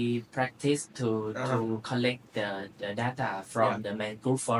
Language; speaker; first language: English; non-native, learner; Thai